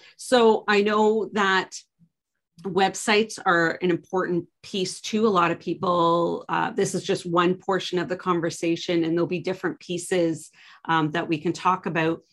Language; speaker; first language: English; native; English